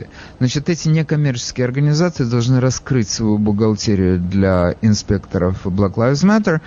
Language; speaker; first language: Russian; native; Russian